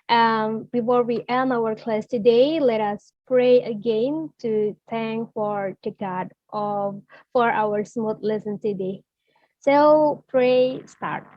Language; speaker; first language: English; non-native, learner; Indonesian